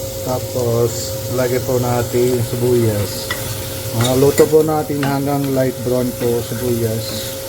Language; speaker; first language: Filipino; non-native, local second language; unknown